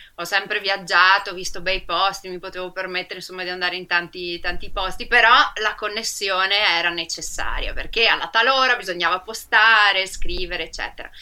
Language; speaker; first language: Italian; native; Italian